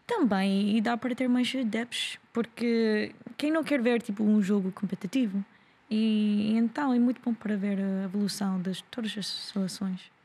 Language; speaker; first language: Portuguese; non-native, learner; English